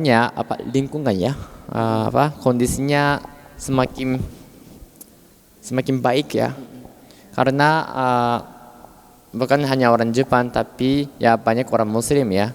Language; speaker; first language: Indonesian; non-native, fluent; Japanese